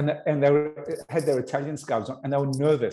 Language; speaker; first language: English; native; English